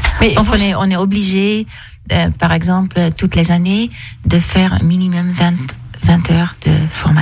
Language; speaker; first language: French; non-native, fluent; Dutch